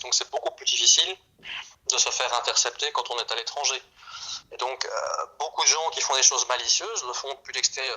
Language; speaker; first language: French; native; French